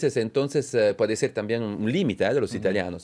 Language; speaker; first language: Spanish; non-native, fluent; Italian